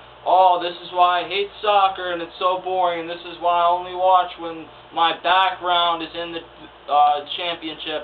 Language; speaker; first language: English; native; English